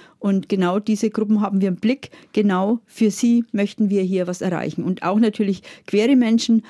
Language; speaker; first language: German; native; German